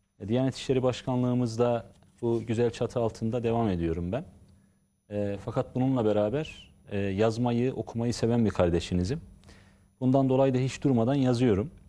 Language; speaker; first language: Turkish; native; Turkish